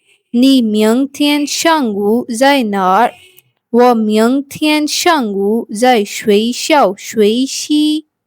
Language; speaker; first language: Chinese; non-native, fluent; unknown